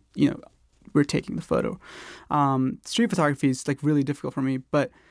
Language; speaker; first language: English; non-native, local second language; Telugu